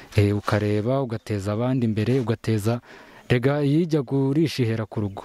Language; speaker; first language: Kinyarwanda; early bilingual, heritage; Kinyarwanda